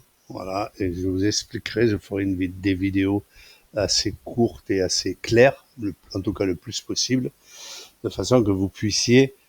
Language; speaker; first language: French; native; French